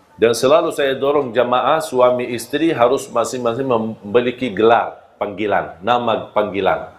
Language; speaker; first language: Malay; non-native, fluent; Arabic